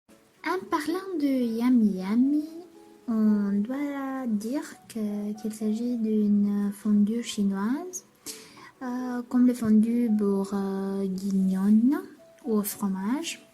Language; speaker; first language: French; non-native, learner; Romanian